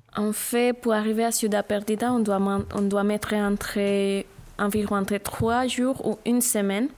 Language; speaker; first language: French; non-native, learner; Spanish